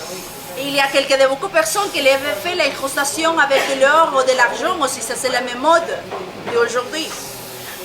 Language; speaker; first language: French; non-native, learner; Spanish